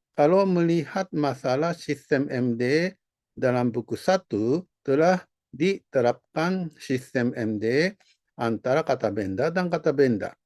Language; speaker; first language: Indonesian; non-native, fluent; Japanese